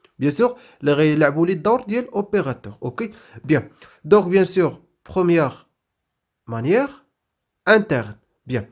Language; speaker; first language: French; non-native, local second language; Arabic